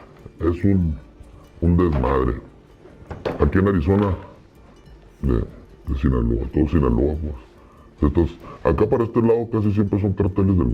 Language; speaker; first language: Spanish; native; Spanish